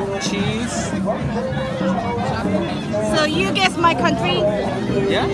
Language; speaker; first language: English; non-native, learner; Korean